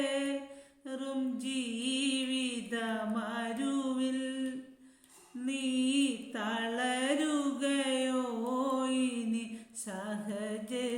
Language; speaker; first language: Malayalam; native; Malayalam